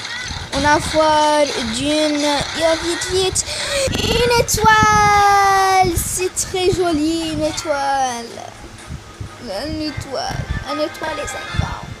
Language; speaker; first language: French; non-native, learner; Arabic